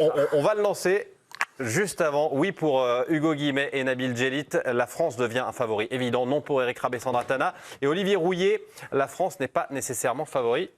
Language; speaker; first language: French; native; French